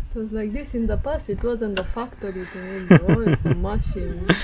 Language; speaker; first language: English; non-native, learner; Romanian